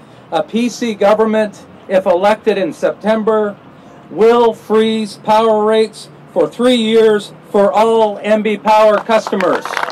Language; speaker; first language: English; native; English